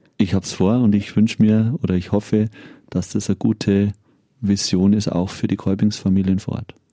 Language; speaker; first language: German; native; German